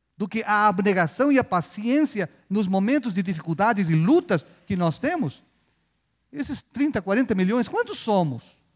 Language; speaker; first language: Portuguese; non-native, fluent; Spanish